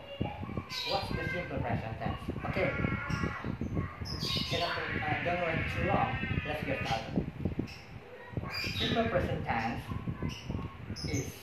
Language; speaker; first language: English; non-native, learner; Indonesian